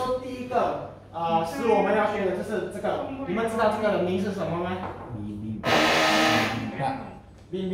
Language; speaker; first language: Chinese; non-native, local second language; English